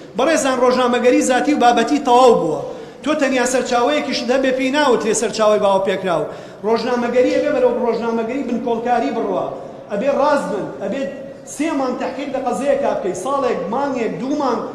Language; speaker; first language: Central Kurdish; native; Central Kurdish